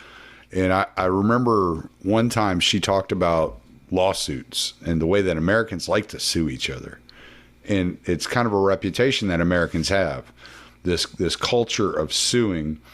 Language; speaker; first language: English; native; English